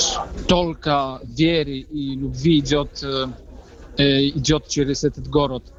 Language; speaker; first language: Russian; non-native, fluent; Polish